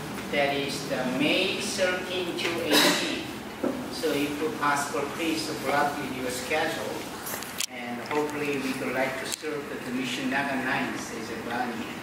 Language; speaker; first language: English; non-native, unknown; Korean